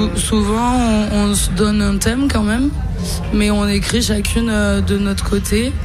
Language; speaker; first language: French; native; French